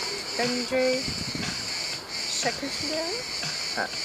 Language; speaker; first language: Turkish; non-native, learner; English